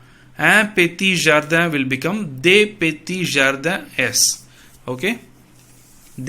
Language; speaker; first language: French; non-native, fluent; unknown